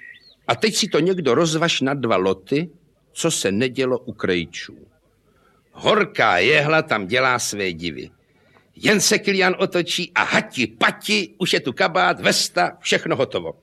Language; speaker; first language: Czech; native; Czech